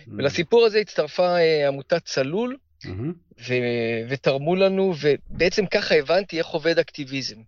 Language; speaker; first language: Hebrew; early bilingual, heritage; Hebrew